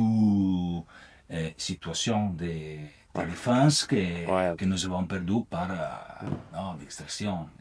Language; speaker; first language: French; non-native, learner; Italian